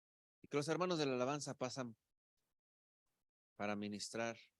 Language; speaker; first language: Spanish; native; Spanish